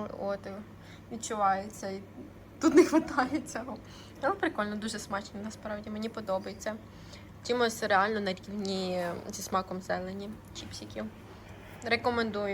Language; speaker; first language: Ukrainian; native; Ukrainian